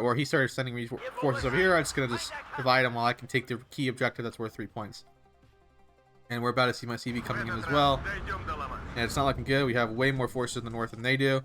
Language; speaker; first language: English; native; English